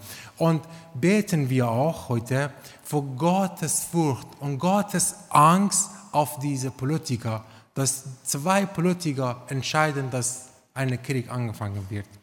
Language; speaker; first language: German; non-native, learner; Romanian